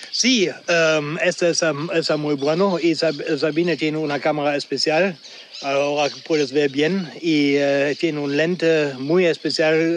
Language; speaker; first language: Spanish; non-native, local second language; German